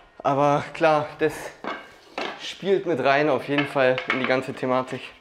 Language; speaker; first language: German; native; German